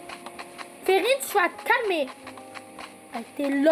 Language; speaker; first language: French; native; French